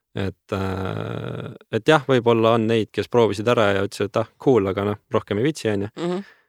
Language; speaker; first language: Estonian; native; Estonian